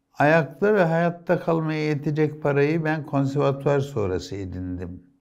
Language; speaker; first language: Turkish; native; Turkish